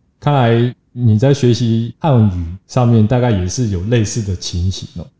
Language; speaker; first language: Chinese; native; Chinese